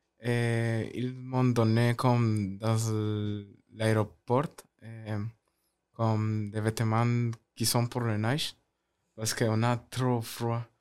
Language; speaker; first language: French; non-native, learner; Spanish